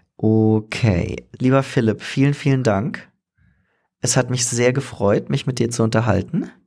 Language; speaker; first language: German; native; German